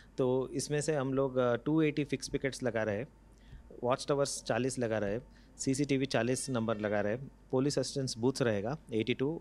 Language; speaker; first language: Hindi; non-native, local second language; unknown